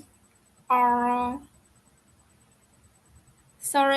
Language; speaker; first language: English; non-native, learner; Vietnamese